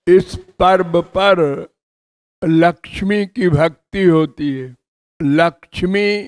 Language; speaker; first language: Hindi; native; Hindi